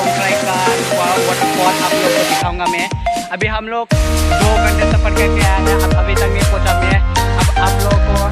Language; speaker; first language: Hindi; non-native, local second language; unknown